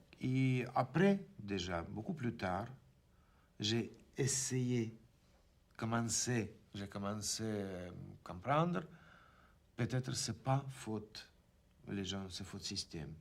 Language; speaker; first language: French; non-native, learner; Russian